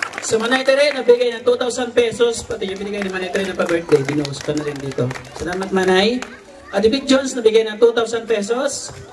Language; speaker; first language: Filipino; native; Filipino